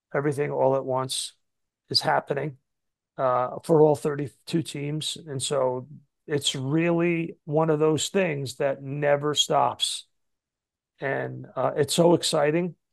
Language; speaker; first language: English; native; English